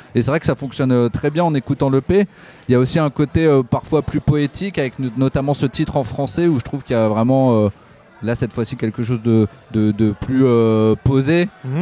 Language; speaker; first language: French; native; French